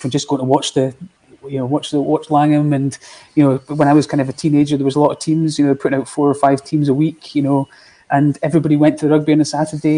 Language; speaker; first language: English; native; English